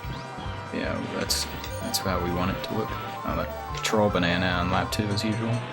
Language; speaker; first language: English; native; English